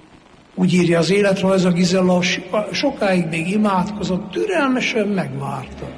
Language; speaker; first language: Hungarian; native; Hungarian